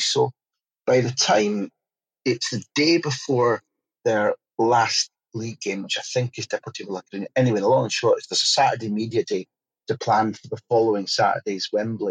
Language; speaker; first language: English; native; English